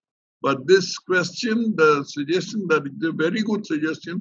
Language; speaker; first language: English; non-native, local second language; Bangla